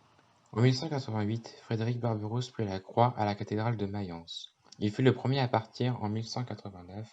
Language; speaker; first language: French; native; French